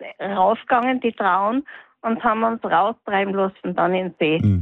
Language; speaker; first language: German; native; German